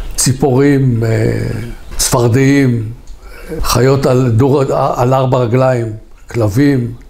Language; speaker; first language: Hebrew; native; Hebrew